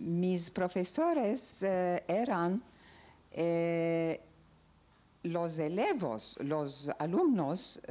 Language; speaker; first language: Spanish; non-native, learner; Ladino